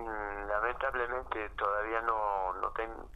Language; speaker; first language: Spanish; non-native, fluent; French